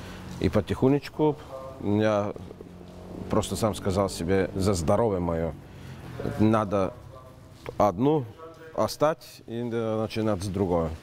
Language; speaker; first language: Russian; non-native, learner; Bulgarian